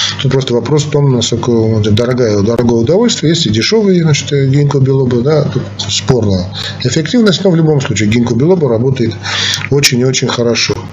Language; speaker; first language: Russian; non-native, local second language; Armenian